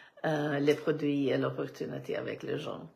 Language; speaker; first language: French; non-native, fluent; Swedish